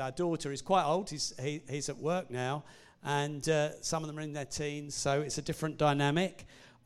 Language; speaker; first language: English; native; English